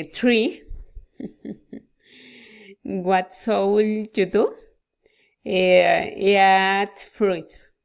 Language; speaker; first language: English; non-native, learner; Spanish